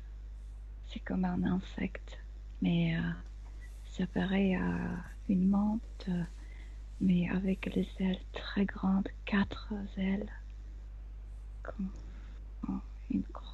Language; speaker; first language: French; non-native, fluent; Spanish